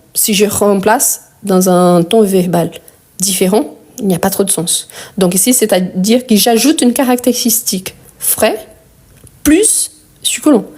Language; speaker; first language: French; non-native, fluent; Portuguese